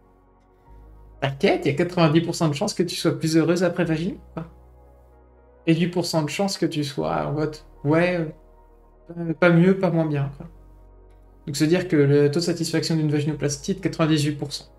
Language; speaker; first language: French; native; French